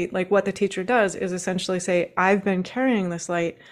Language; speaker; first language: English; native; English